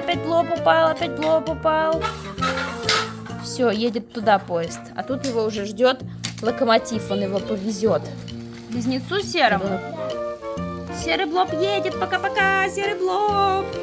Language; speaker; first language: Russian; native; Russian